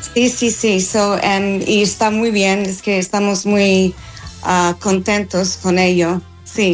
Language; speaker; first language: Spanish; non-native, fluent; English